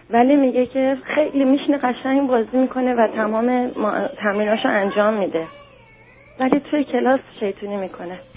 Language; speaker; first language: Persian; native; Persian